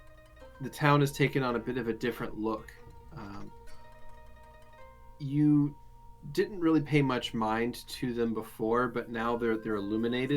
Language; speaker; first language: English; native; English